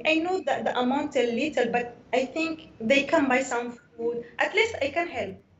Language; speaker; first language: English; non-native, learner; Arabic